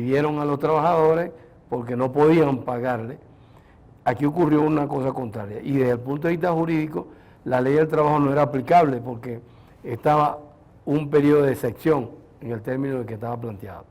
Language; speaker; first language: Spanish; native; Spanish